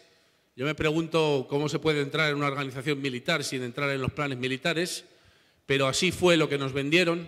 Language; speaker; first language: Spanish; native; Spanish